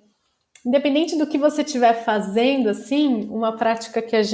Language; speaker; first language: Portuguese; native; Portuguese